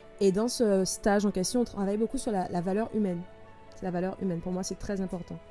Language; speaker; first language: French; native; French